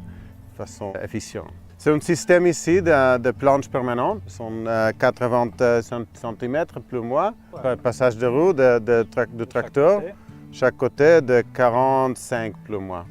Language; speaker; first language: French; non-native, fluent; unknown